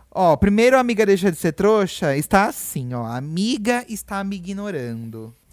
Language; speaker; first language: Portuguese; native; Portuguese